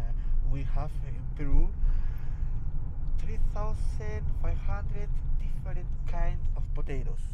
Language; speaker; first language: English; non-native, learner; Spanish